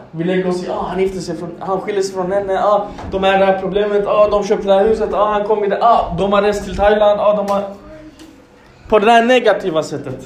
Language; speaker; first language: Swedish; non-native, fluent; Arabic